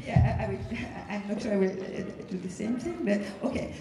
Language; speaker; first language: English; non-native, fluent; French